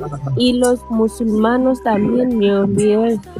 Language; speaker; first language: Spanish; non-native, fluent; Portuguese